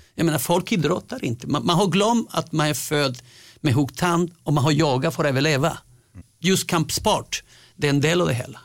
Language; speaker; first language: Swedish; non-native, fluent; Spanish